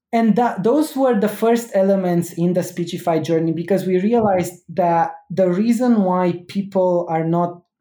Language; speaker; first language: English; non-native, fluent; Romanian